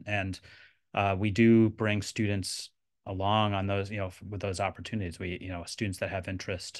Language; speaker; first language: English; native; English